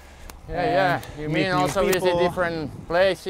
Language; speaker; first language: English; non-native, fluent; Slovak